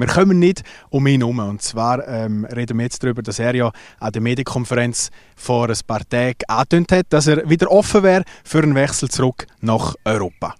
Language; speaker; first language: German; native; German